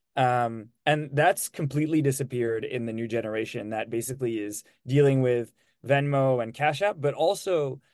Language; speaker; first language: English; non-native, fluent; French